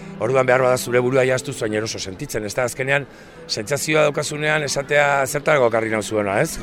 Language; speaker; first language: Basque; native; Basque